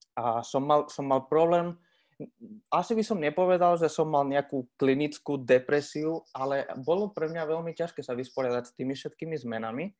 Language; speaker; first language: Slovak; non-native, fluent; Spanish